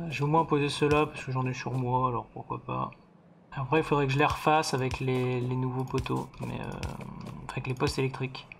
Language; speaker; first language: French; native; French